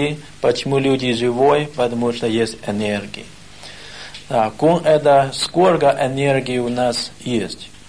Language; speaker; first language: Russian; non-native, learner; Chinese